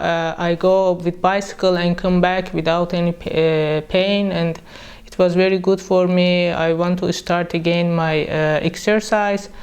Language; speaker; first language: English; non-native, learner; Persian